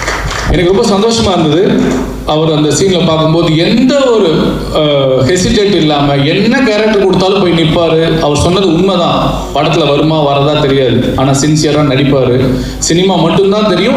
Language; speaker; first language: Tamil; native; Tamil